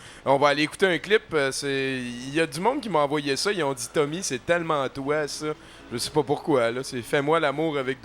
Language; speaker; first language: French; native; French